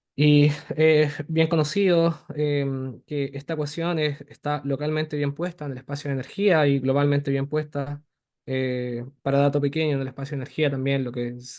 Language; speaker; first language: Spanish; native; Spanish